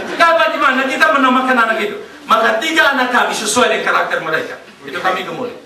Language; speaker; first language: Indonesian; native; Indonesian